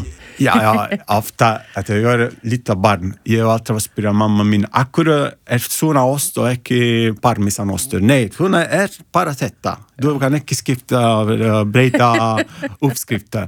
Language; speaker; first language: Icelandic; non-native, learner; Italian